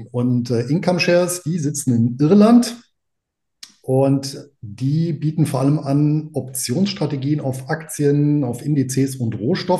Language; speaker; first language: German; native; German